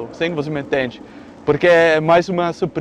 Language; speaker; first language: Portuguese; non-native, fluent; Dutch